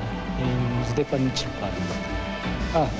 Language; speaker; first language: Slovenian; non-native, fluent; Japanese